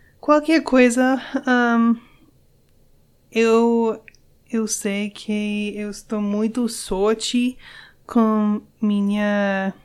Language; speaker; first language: Portuguese; non-native, learner; English